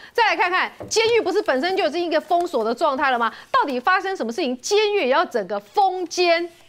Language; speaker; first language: Chinese; native; Chinese